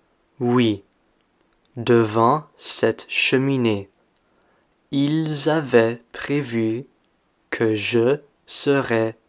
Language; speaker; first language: French; non-native, fluent; English